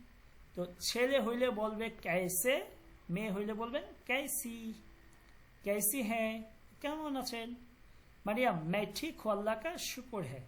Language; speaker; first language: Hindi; non-native, fluent; Bangla